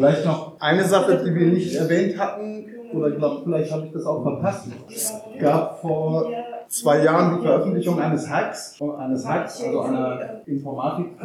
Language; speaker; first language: German; native; German